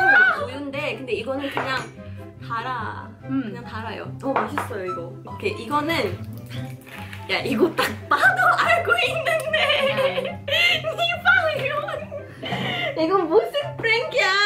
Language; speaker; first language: Korean; non-native, learner; Malay